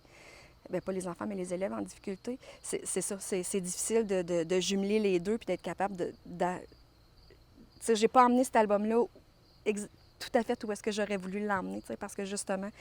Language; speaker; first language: French; native; French